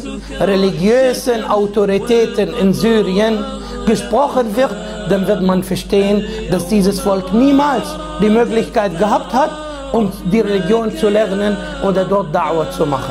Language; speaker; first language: German; non-native, fluent; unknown